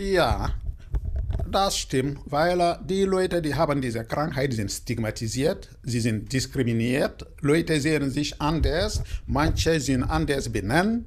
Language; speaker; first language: German; non-native, learner; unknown